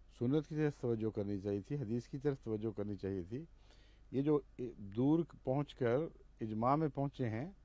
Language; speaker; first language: Urdu; native; Urdu